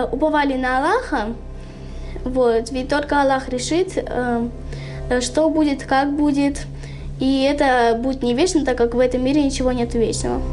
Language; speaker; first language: Russian; native; Russian